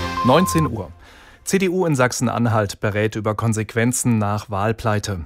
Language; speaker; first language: German; native; German